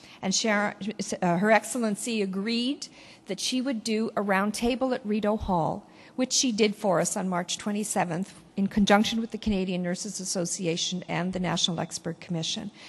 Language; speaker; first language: English; native; English